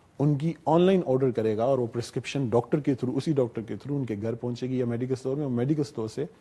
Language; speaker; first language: Urdu; native; Urdu